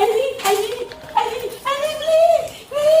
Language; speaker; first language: English; non-native, learner; Spanish